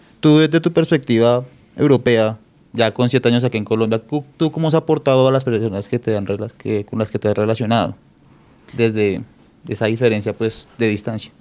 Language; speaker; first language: Spanish; native; Spanish